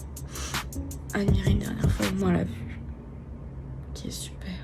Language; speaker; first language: French; native; French